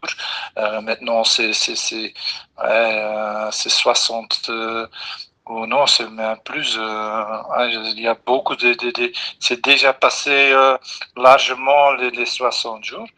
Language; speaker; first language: French; non-native, local second language; Dutch